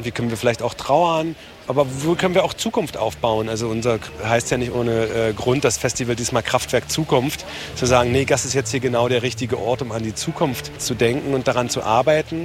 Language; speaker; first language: German; native; German